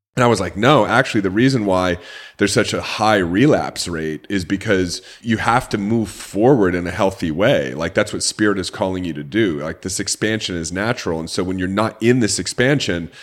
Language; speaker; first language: English; native; English